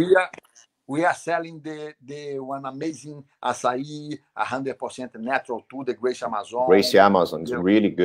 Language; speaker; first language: English; non-native, learner; Portuguese